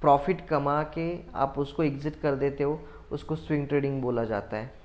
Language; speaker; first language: Hindi; non-native, local second language; Marathi